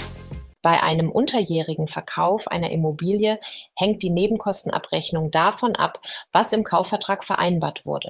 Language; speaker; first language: German; native; German